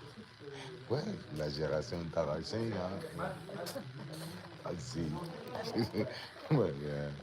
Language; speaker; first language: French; non-native, learner; Portuguese